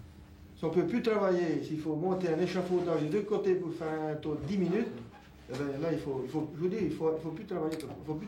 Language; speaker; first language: French; native; French